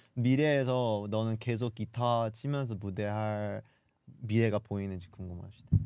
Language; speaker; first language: Korean; early bilingual, other home language; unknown